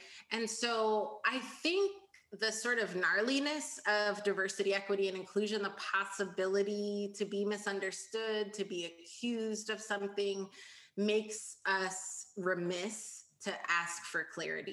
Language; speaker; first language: English; native; English